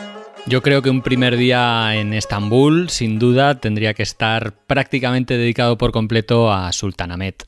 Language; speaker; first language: Spanish; native; Spanish